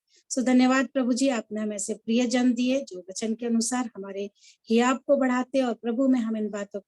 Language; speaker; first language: Hindi; native; Hindi